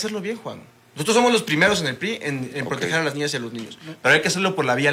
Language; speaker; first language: Spanish; native; Spanish